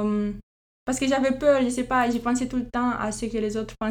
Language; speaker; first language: French; non-native, fluent; Romanian